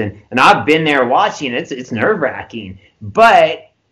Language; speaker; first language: English; native; English